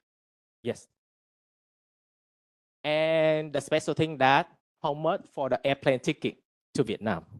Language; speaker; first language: English; non-native, fluent; Vietnamese